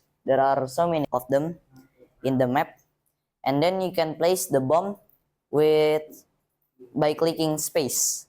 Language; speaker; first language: English; non-native, learner; Indonesian